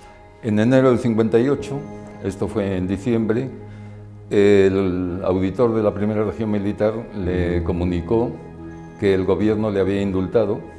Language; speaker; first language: Spanish; native; Spanish